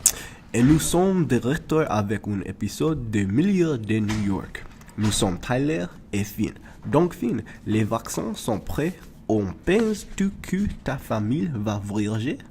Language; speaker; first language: French; non-native, learner; English